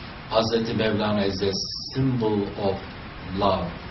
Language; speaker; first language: English; non-native, fluent; Turkish